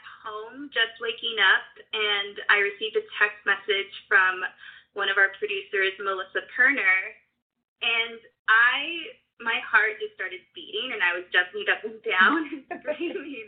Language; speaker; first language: English; native; English